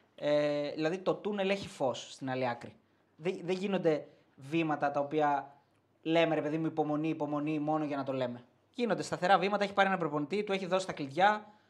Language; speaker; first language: Greek; native; Greek